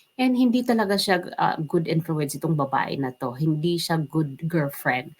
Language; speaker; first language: Filipino; native; Filipino